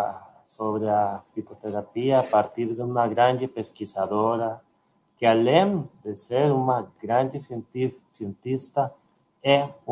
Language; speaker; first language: Portuguese; non-native, learner; Spanish